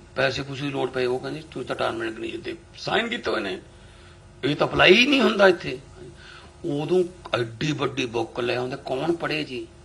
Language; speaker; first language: Punjabi; native; Punjabi